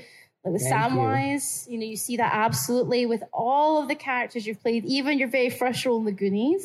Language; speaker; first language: English; native; English